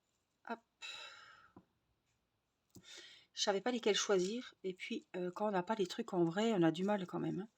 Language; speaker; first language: French; native; French